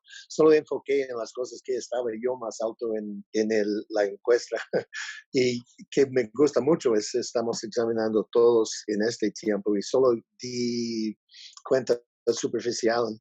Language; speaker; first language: Spanish; non-native, learner; English